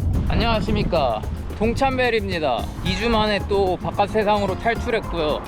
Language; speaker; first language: Korean; native; Korean